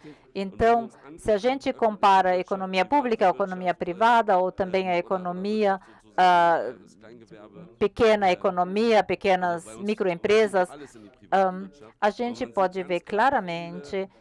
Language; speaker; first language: Portuguese; non-native, learner; German